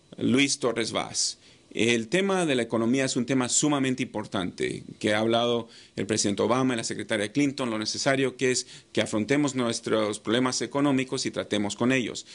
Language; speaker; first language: Spanish; non-native, fluent; English